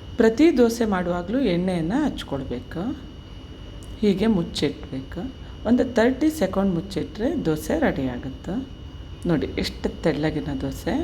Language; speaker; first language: Kannada; native; Kannada